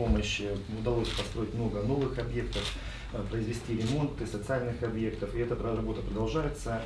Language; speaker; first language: Russian; native; Russian